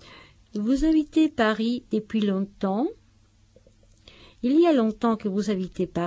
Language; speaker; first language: French; non-native, fluent; Spanish